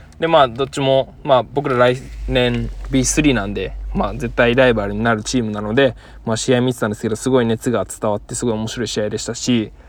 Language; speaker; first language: Japanese; native; Japanese